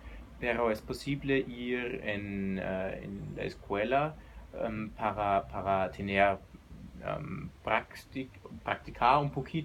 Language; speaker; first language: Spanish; non-native, learner; German